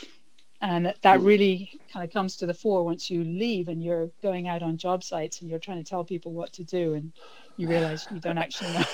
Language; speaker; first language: English; native; English